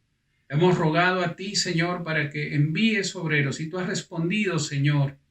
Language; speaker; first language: Spanish; native; Spanish